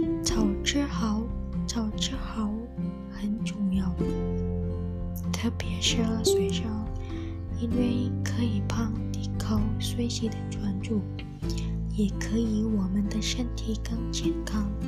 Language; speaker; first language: Chinese; non-native, learner; Indonesian